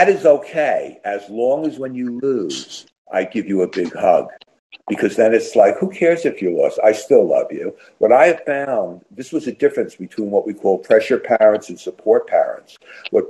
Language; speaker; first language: English; native; English